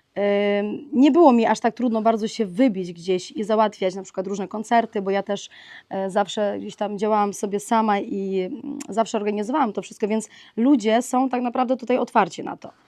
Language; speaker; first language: Polish; non-native, fluent; Ukrainian